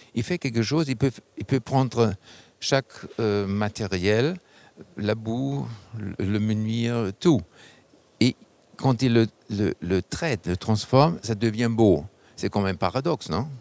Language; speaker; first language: French; non-native, fluent; German